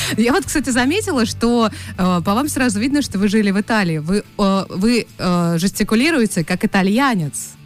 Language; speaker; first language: Russian; native; Russian